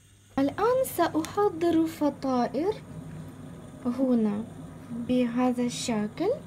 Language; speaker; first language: Arabic; non-native, fluent; Ukrainian